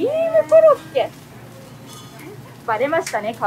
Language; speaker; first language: Japanese; native; Japanese